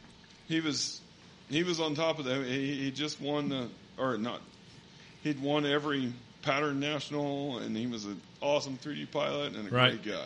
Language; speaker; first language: English; native; English